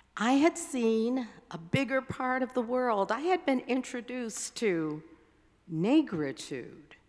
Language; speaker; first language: English; native; English